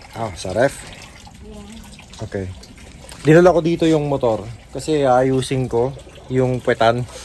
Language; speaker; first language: Filipino; native; Filipino